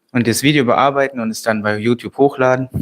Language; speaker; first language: German; native; German